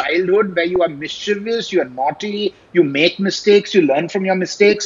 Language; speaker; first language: English; non-native, local second language; Hindi